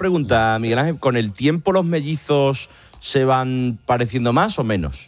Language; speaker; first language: Spanish; native; Spanish